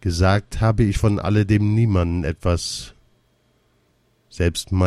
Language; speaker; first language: German; early bilingual, other home language; Russian